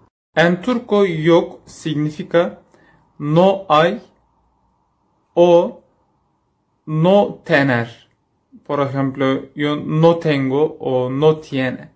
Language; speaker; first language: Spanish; non-native, learner; Turkish